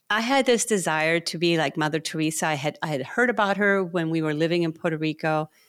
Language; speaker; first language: English; non-native, fluent; Spanish